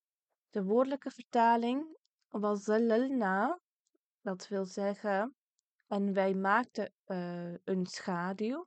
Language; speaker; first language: Dutch; early bilingual, other home language; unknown